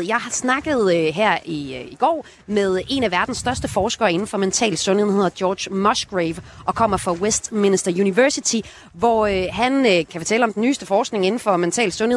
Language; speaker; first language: Danish; native; Danish